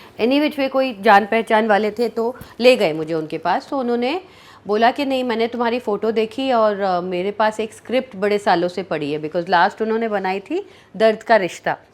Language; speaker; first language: Hindi; early bilingual, heritage; Hindi